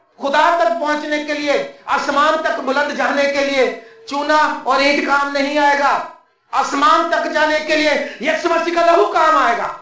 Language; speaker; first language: Urdu; non-native, local second language; Punjabi